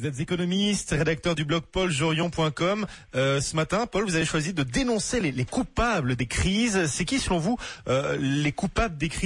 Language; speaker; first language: French; native; French